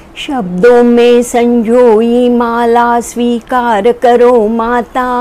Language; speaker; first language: Hindi; non-native, local second language; Marathi